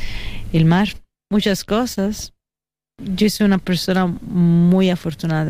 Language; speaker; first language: Spanish; non-native, fluent; Italian